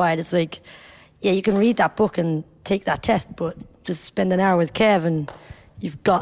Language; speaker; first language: English; native; English